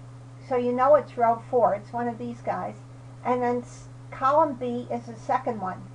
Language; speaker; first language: English; native; English